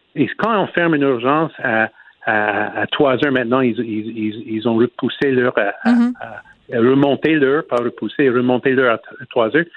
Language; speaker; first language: French; non-native, fluent; Chinese